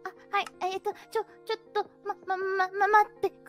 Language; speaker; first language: Japanese; non-native, learner; Indonesian